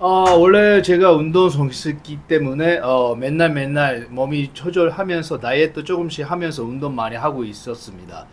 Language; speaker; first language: Korean; early bilingual, heritage; Japanese